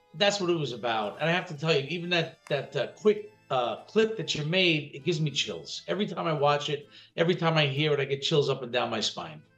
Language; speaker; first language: English; native; English